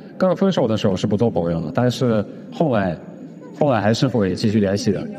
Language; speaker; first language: Chinese; non-native, fluent; Russian